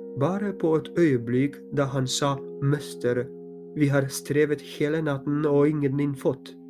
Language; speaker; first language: Norwegian; non-native, fluent; Polish